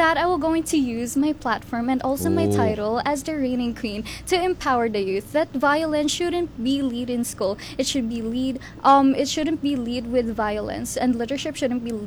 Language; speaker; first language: English; non-native, local second language; Hiligaynon